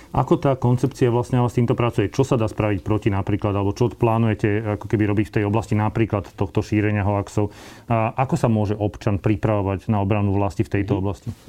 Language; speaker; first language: Slovak; native; Slovak